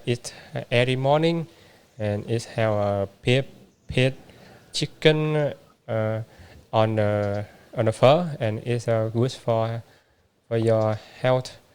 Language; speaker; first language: English; non-native, learner; Vietnamese